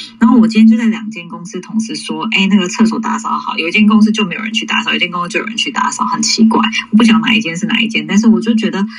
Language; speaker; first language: Chinese; early bilingual, heritage; English